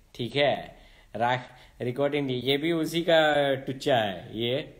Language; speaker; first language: Hindi; native; Hindi